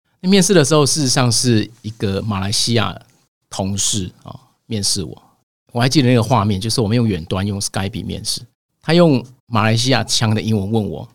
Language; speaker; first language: Chinese; native; Chinese